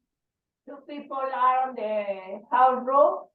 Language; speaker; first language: English; non-native, learner; Spanish